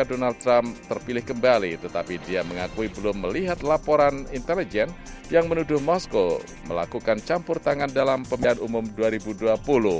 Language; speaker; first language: Indonesian; native; Indonesian